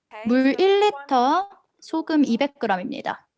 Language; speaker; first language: Korean; native; Korean